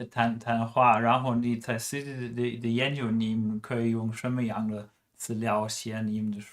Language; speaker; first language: Chinese; non-native, fluent; German